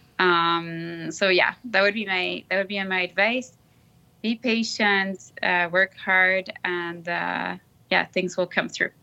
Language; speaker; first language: English; non-native, fluent; French